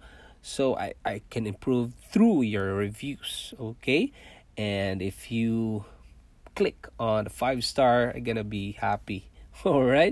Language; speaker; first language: English; non-native, local second language; Cebuano